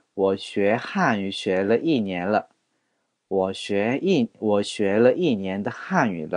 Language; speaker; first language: Chinese; non-native, fluent; Korean